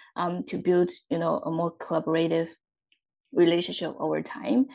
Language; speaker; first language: English; non-native, fluent; Chinese